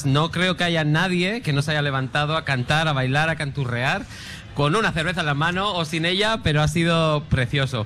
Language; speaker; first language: Spanish; native; Spanish